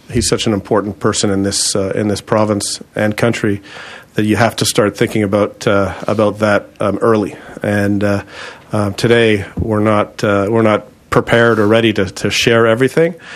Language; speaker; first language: English; early bilingual, other home language; French